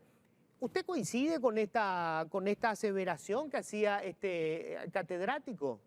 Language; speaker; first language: Spanish; native; Spanish